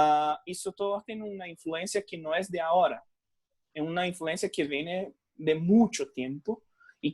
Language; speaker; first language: Spanish; non-native, fluent; Portuguese